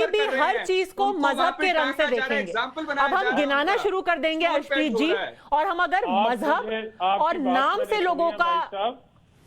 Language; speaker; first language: Hindi; native; Hindi